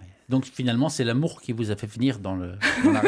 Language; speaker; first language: French; native; French